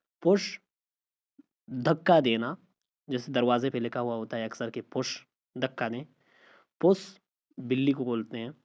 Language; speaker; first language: Urdu; non-native, local second language; Baluchi